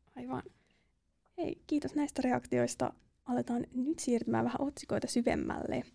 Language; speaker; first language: Finnish; native; Finnish